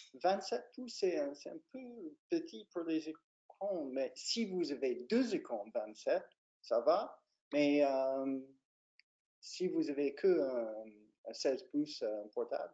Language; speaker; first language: French; non-native, fluent; English